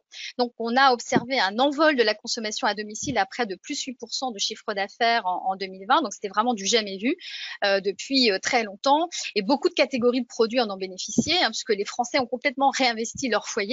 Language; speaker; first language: French; native; French